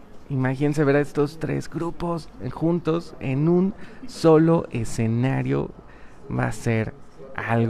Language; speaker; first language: Spanish; native; Spanish